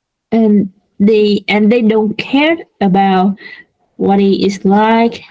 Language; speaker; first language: English; non-native, learner; Vietnamese